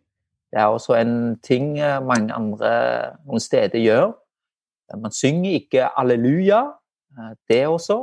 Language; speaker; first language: Norwegian; non-native, fluent; Vietnamese